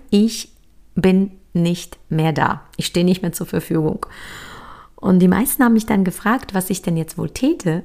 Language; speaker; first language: German; early bilingual, other home language; Polish